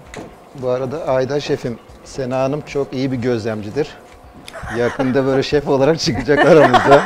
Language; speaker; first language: Turkish; native; Turkish